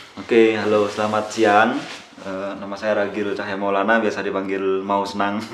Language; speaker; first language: Indonesian; non-native, local second language; Madurese